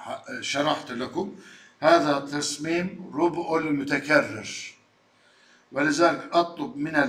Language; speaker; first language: Arabic; non-native, fluent; Turkish